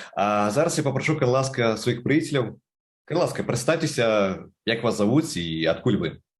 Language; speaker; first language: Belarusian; non-native, local second language; Russian